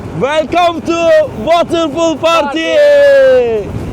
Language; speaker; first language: English; non-native, learner; Turkish